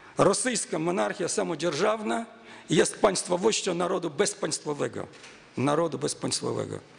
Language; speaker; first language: Polish; non-native, fluent; Russian